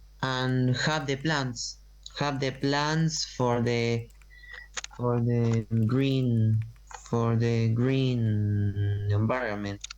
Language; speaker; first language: English; non-native, learner; Spanish